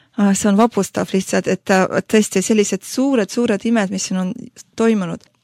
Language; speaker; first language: Estonian; non-native, local second language; Russian